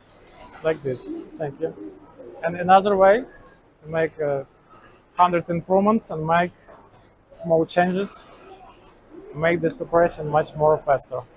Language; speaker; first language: English; non-native, learner; Ukrainian